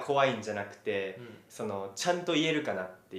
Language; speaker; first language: Japanese; native; Japanese